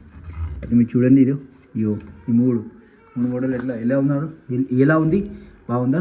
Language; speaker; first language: Telugu; non-native, learner; Hindi